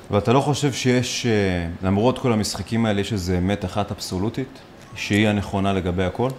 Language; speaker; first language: Hebrew; non-native, local second language; Arabic